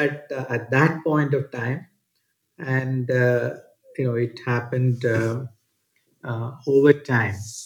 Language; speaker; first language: English; non-native, local second language; Malayalam